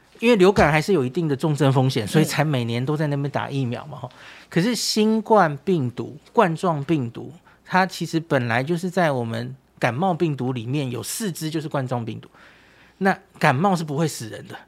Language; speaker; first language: Chinese; native; Chinese